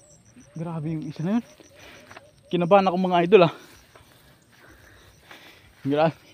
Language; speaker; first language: Filipino; native; Filipino